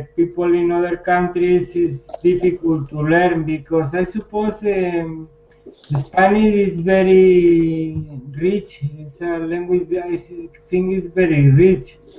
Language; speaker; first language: English; non-native, learner; Spanish